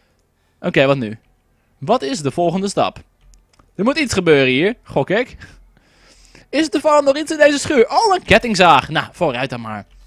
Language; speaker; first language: Dutch; native; Dutch